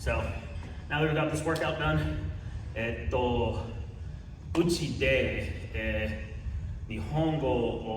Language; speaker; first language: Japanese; non-native, learner; English